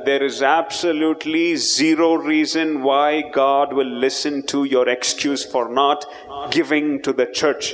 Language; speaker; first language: English; non-native, local second language; Tamil